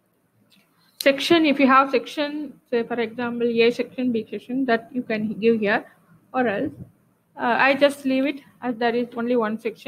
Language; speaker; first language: English; non-native, local second language; Tamil